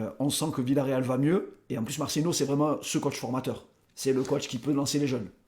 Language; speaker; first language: French; native; French